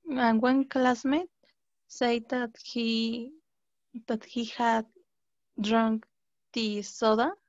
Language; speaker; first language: English; non-native, learner; Spanish